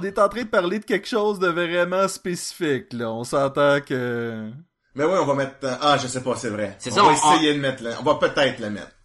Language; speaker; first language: French; native; French